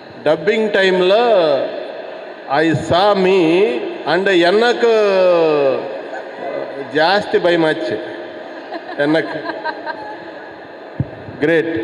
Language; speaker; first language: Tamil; non-native, learner; Telugu